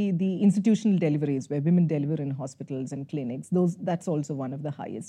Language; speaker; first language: English; non-native, local second language; Malayalam